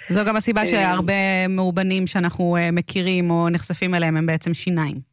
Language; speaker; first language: Hebrew; native; Hebrew